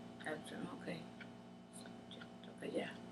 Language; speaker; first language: English; non-native, learner; Spanish